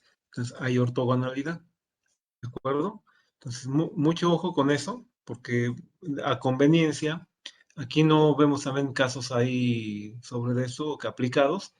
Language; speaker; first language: Spanish; native; Spanish